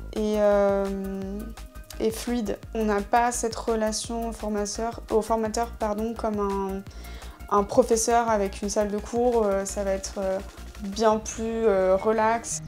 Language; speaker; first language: French; native; French